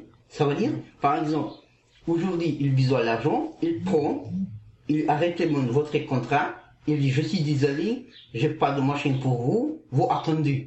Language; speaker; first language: French; non-native, learner; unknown